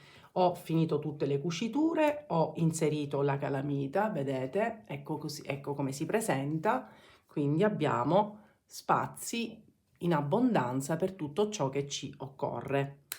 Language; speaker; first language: Italian; native; Italian